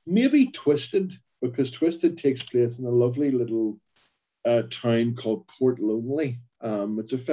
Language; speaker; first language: English; native; English